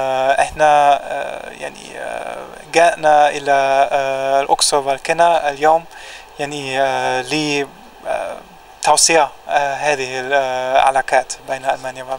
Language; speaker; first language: Arabic; non-native, fluent; German